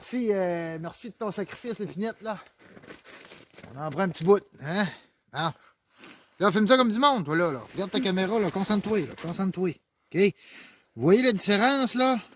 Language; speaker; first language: French; native; French